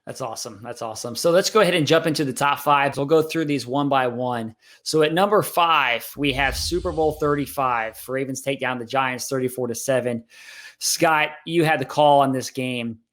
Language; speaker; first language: English; native; English